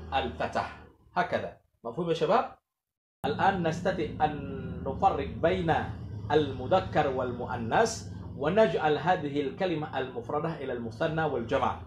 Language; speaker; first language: Arabic; non-native, fluent; Indonesian